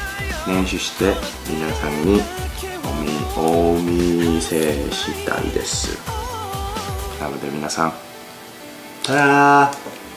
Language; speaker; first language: Japanese; non-native, learner; Korean